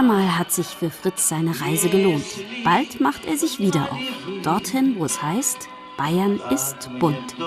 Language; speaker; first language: German; native; German